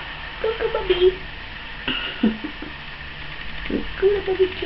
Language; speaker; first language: French; native; French